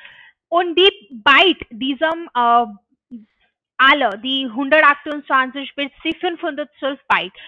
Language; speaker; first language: German; non-native, learner; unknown